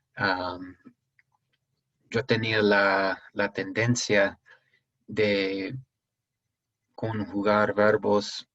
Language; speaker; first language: Spanish; non-native, fluent; English